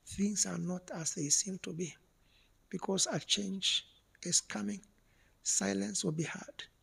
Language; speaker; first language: English; non-native, local second language; Kikuyu